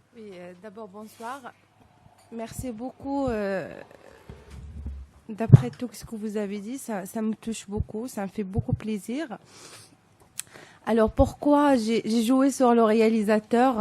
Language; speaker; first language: French; non-native, local second language; Arabic